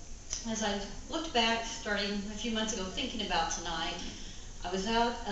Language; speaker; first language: English; native; English